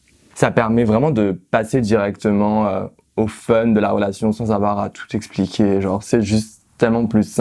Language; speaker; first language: French; native; French